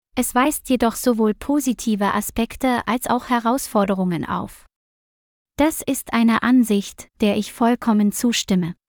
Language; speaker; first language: German; non-native, learner; Vietnamese